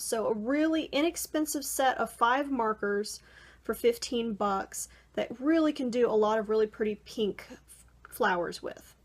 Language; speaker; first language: English; native; English